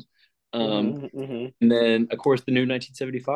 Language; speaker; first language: English; native; English